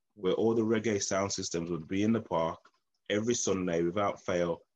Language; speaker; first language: English; native; English